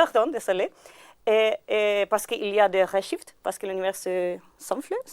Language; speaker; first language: French; non-native, learner; Spanish